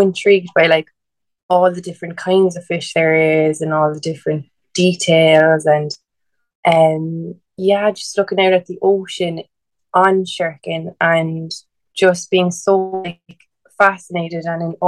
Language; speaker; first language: English; native; English